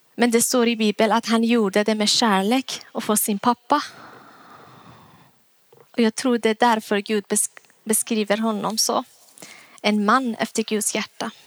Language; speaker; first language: Swedish; non-native, fluent; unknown